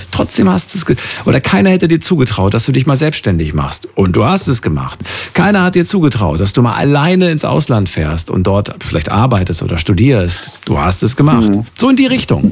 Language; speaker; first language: German; native; German